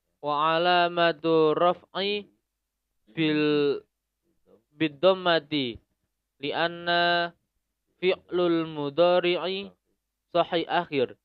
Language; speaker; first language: Arabic; non-native, learner; Indonesian